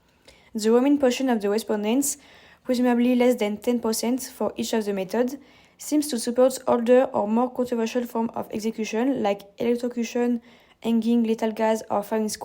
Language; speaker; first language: English; non-native, fluent; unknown